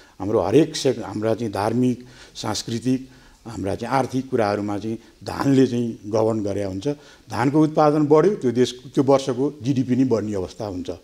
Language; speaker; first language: Nepali; native; Nepali